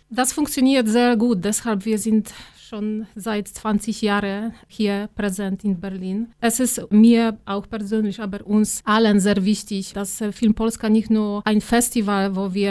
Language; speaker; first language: German; non-native, fluent; Polish